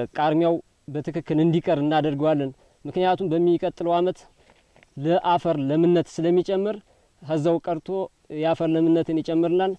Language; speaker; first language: Amharic; native; Amharic